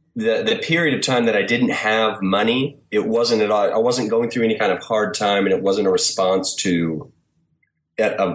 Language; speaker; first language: English; native; English